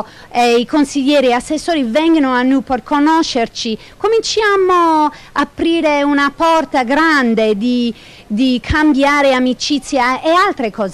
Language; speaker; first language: Italian; non-native, learner; English